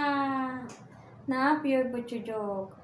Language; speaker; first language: Turkish; non-native, learner; Filipino